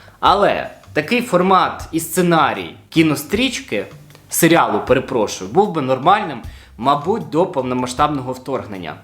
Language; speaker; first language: Ukrainian; non-native, local second language; Russian